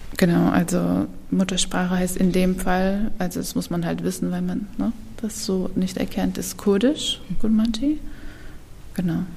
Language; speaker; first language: German; early bilingual, other home language; Kurdish